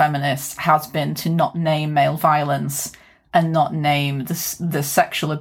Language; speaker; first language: English; native; English